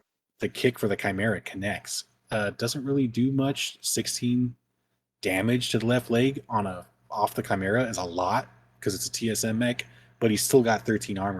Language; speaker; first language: English; native; English